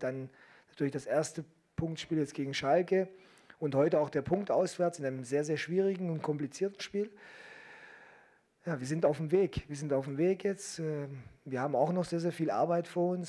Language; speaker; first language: German; native; German